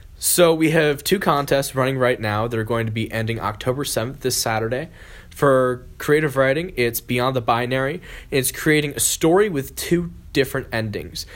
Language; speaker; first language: English; native; English